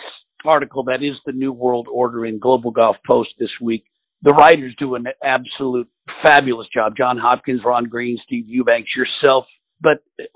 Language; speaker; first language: English; native; English